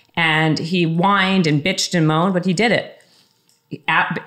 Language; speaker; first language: English; native; English